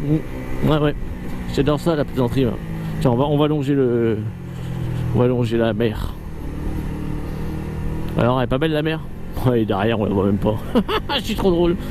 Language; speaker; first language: French; native; French